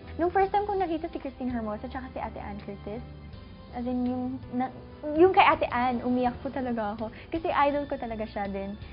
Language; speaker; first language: Filipino; early bilingual, other home language; English